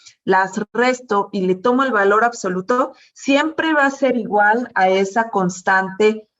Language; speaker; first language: Spanish; native; Spanish